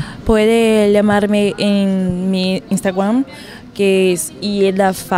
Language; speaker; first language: Spanish; non-native, learner; Portuguese